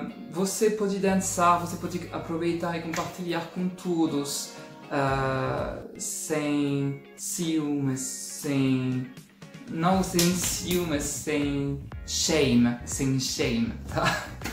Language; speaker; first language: Portuguese; non-native, learner; French